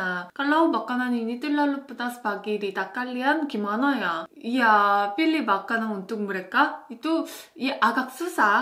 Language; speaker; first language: Indonesian; non-native, fluent; Korean